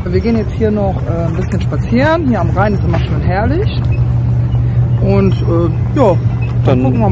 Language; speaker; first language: German; native; German